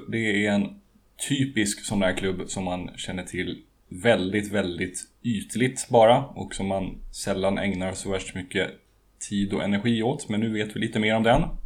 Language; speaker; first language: Swedish; native; Swedish